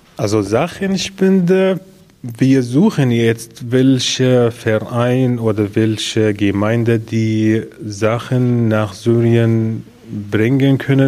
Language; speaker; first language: German; non-native, learner; Arabic